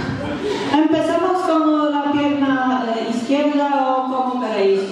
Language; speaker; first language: Spanish; non-native, learner; Polish